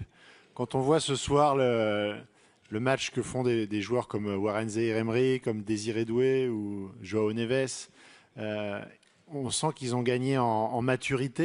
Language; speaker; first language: French; native; French